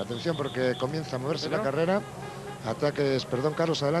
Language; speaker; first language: Spanish; native; Spanish